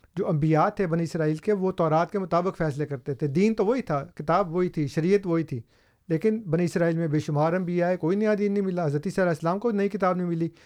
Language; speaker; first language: Urdu; non-native, local second language; Punjabi